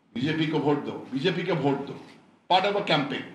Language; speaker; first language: English; native; English